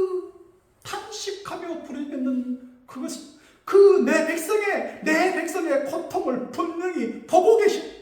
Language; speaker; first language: Korean; native; Korean